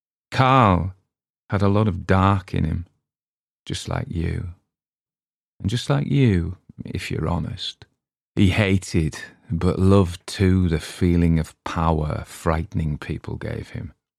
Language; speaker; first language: English; native; English